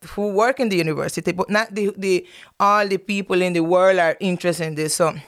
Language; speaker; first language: English; non-native, fluent; Spanish